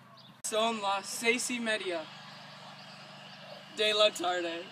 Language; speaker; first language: Spanish; non-native, learner; English